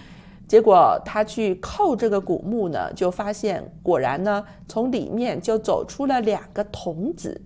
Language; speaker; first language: Chinese; native; Chinese